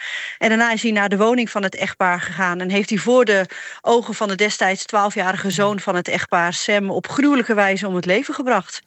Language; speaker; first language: Dutch; native; Dutch